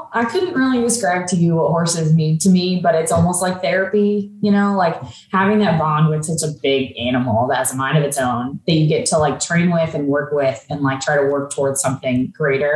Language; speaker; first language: English; native; English